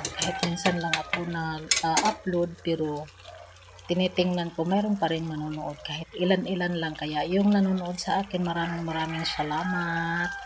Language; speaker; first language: Filipino; non-native, local second language; Cebuano